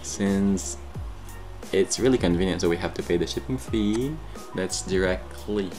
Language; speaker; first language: English; non-native, local second language; Pampanga